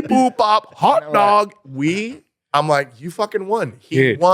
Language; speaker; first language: English; native; English